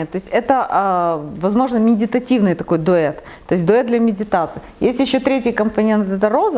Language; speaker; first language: Russian; native; Russian